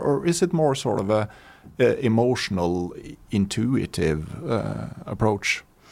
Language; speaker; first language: English; non-native, fluent; Norwegian